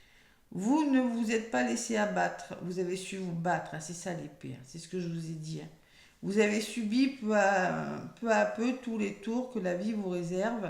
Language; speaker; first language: French; native; French